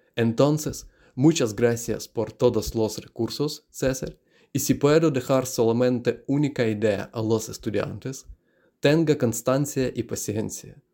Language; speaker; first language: Spanish; non-native, learner; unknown